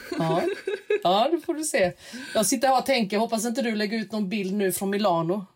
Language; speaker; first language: Swedish; early bilingual, other home language; Macedonian